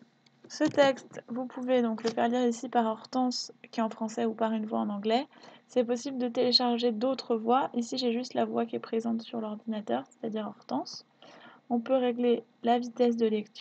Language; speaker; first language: French; native; French